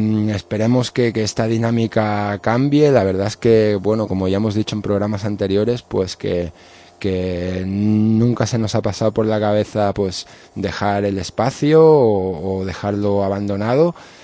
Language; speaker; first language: Spanish; native; Spanish